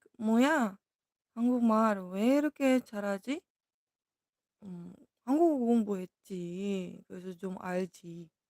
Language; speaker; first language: Korean; non-native, fluent; Filipino